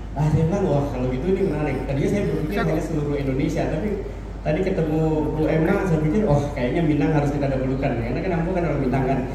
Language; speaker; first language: Indonesian; native; Indonesian